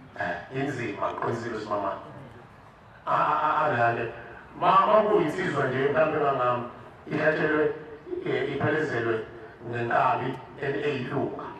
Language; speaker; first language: Zulu; native; Zulu